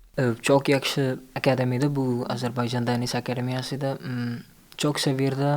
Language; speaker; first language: Azerbaijani; non-native, learner; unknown